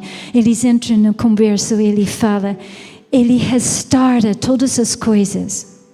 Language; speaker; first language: Portuguese; non-native, fluent; English